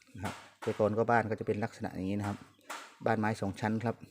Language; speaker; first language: Thai; native; Thai